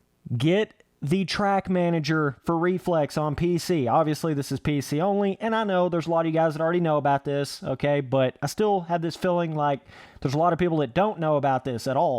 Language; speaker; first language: English; native; English